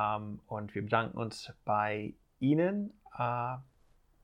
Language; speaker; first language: German; non-native, fluent; English